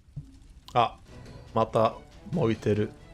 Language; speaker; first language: Japanese; non-native, learner; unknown